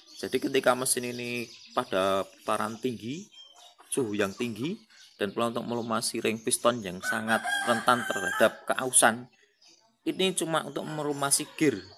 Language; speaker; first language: Indonesian; native; Indonesian